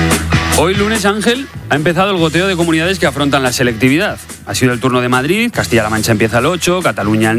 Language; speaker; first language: Spanish; native; Spanish